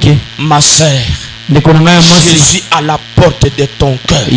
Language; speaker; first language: French; non-native, local second language; Lingala